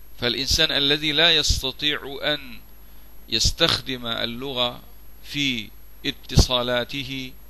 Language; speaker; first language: Arabic; non-native, fluent; Malay